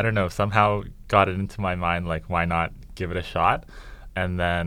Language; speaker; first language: English; native; English